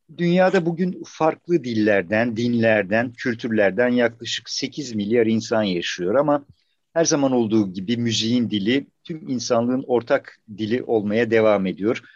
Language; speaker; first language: Turkish; native; Turkish